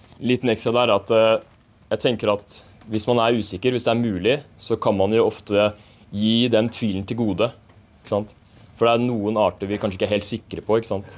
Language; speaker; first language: Norwegian; native; Norwegian